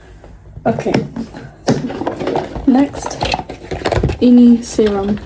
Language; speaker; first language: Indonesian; early bilingual, heritage; Indonesian